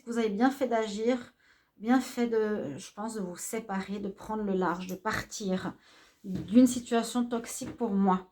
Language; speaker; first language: French; native; French